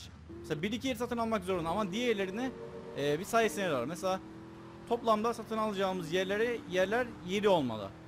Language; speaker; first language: Turkish; native; Turkish